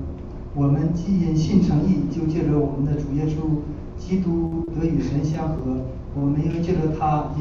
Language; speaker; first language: Chinese; native; Chinese